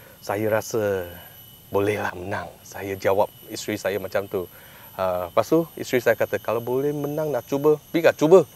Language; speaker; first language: Malay; non-native, local second language; Chinese